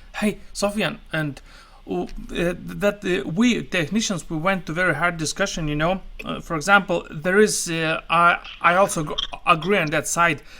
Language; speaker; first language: English; non-native, fluent; Lithuanian